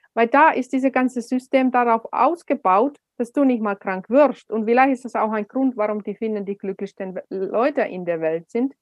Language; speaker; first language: German; non-native, fluent; Finnish